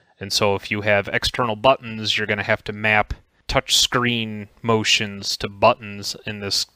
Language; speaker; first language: English; native; English